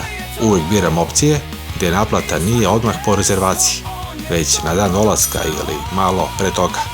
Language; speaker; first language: Serbian; native; Serbian